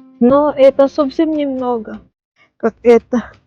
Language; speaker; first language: Russian; non-native, learner; Waray